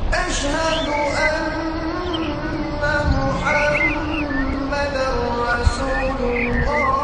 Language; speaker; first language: Arabic; non-native, fluent; Urdu